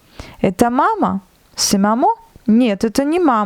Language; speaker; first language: Russian; non-native, fluent; French